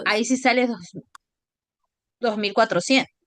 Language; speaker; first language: Spanish; native; Spanish